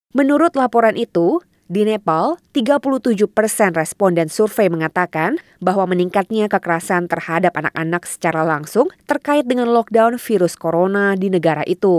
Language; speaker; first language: Indonesian; native; Indonesian